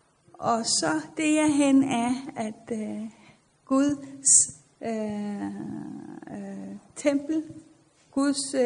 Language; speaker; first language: Danish; non-native, fluent; Persian